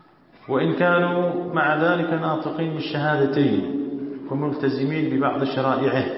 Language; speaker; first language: Arabic; native; Arabic